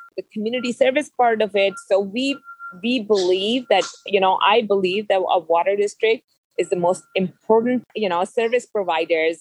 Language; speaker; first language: English; non-native, local second language; Urdu